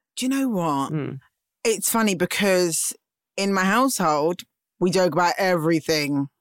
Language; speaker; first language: English; native; English